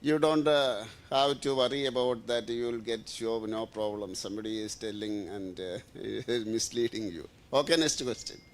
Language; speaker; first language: English; non-native, local second language; Malayalam